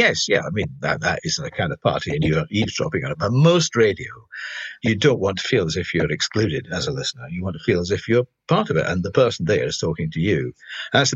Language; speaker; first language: English; native; English